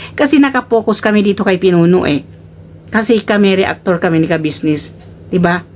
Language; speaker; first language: Filipino; non-native, local second language; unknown